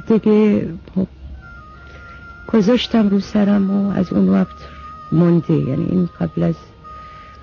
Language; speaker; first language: Persian; non-native, fluent; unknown